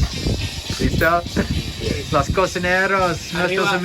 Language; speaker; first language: Spanish; non-native, learner; English